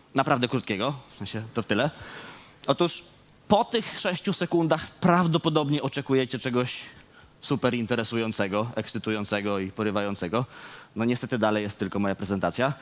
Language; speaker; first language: Polish; native; Polish